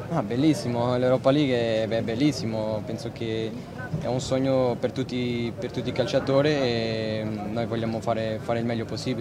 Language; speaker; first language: Italian; non-native, fluent; Portuguese